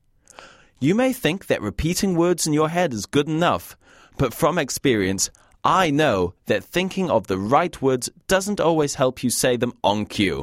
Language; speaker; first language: English; native; English